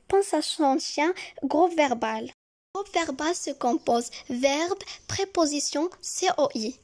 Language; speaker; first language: French; non-native, local second language; Arabic